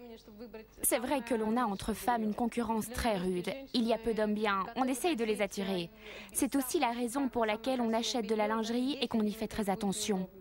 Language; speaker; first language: French; native; French